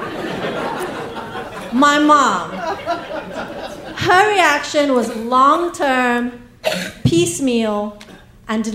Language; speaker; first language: English; native; English